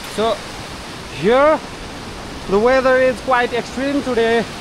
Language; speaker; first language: English; non-native, local second language; Nepali